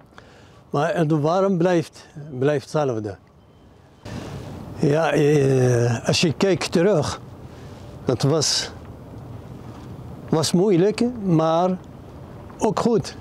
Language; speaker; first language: Dutch; non-native, learner; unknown